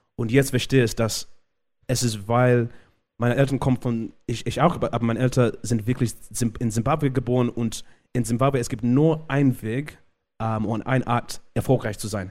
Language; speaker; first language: German; non-native, learner; Shona